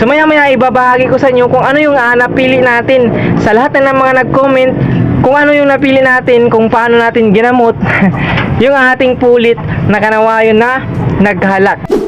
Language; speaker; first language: Filipino; non-native, local second language; Cebuano